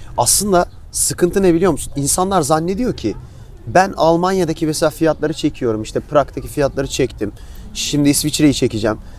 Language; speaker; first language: Turkish; native; Turkish